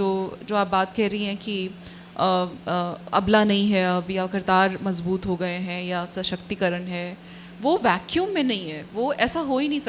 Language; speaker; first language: Hindi; native; Hindi